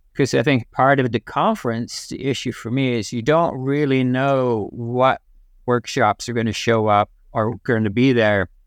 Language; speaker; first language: English; non-native, fluent; Dutch